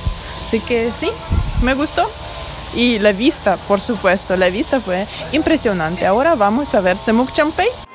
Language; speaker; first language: Spanish; non-native, fluent; Russian